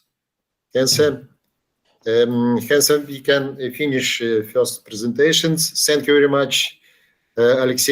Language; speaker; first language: English; non-native, learner; Ukrainian